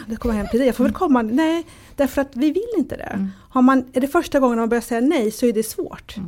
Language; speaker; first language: Swedish; early bilingual, other home language; Italian